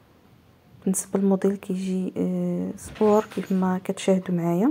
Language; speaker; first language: Arabic; native; Arabic